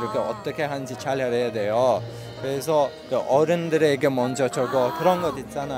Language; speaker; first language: Korean; non-native, learner; Turkish